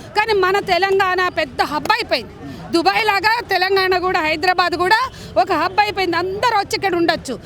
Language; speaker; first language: Telugu; native; Telugu